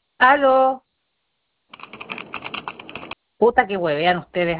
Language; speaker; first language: Spanish; native; Spanish